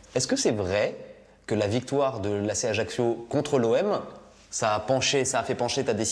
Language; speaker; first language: French; native; French